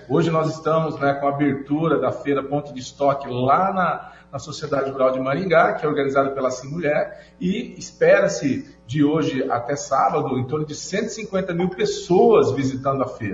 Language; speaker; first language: Portuguese; native; Portuguese